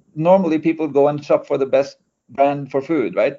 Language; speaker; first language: English; non-native, fluent; Norwegian